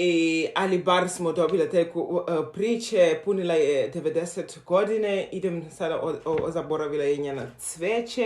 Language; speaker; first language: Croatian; non-native, fluent; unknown